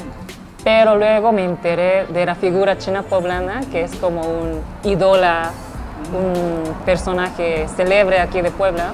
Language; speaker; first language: Spanish; non-native, fluent; Japanese